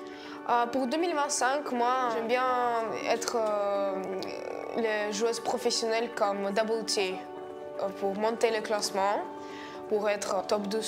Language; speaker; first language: French; non-native, learner; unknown